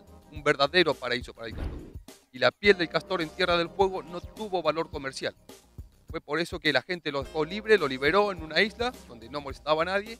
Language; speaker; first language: Spanish; native; Spanish